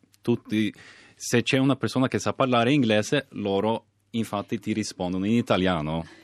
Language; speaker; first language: Italian; non-native, fluent; Swedish